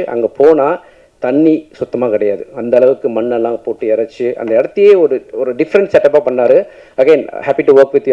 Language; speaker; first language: Tamil; native; Tamil